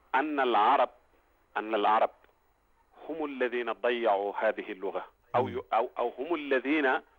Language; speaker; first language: Arabic; non-native, fluent; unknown